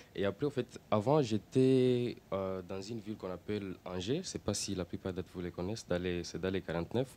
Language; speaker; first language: French; non-native, local second language; Swahili